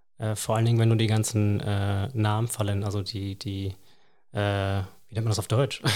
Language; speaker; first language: German; native; German